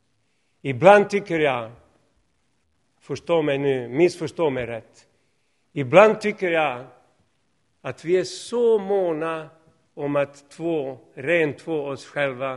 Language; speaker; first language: Swedish; non-native, fluent; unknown